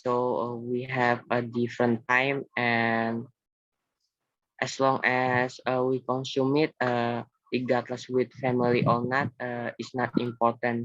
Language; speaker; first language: English; non-native, learner; Indonesian